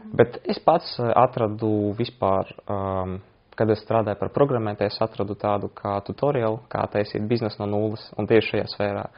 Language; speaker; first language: Latvian; non-native, local second language; Russian